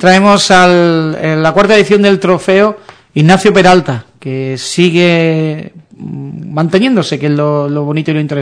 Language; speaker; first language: Spanish; native; Spanish